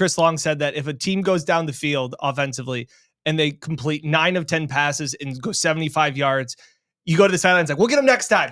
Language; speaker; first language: English; native; English